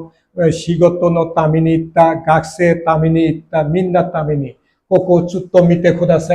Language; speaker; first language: Japanese; non-native, learner; Bangla